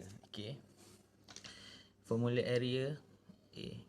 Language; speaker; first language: English; non-native, local second language; Malay